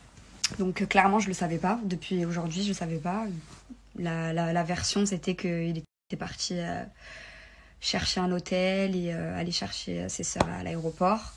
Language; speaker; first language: French; native; French